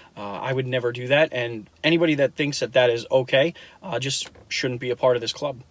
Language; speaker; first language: English; native; English